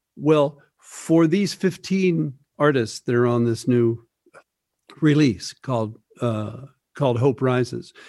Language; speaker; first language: English; native; English